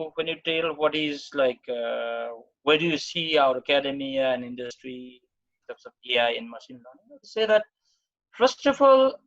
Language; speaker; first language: English; non-native, local second language; Nepali